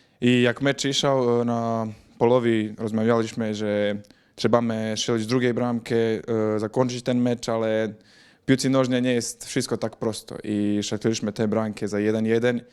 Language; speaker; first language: Polish; non-native, learner; Croatian